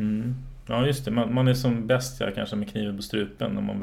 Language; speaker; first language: Swedish; native; Swedish